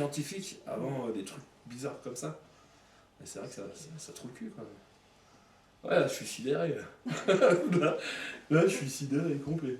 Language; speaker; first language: French; native; French